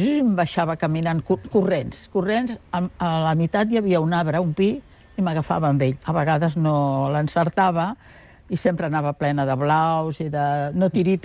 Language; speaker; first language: Catalan; native; Catalan